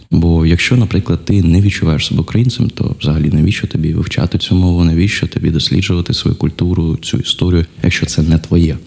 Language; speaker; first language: Ukrainian; non-native, local second language; Russian